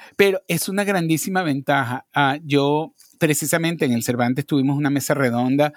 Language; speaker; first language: Spanish; native; Spanish